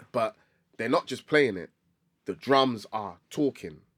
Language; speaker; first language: English; native; English